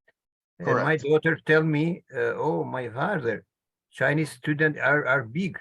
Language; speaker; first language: English; non-native, learner; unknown